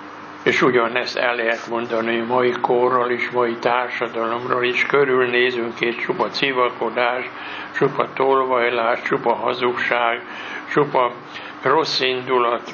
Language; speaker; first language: Hungarian; native; Hungarian